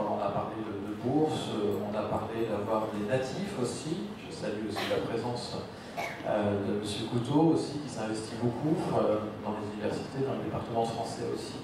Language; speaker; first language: French; native; French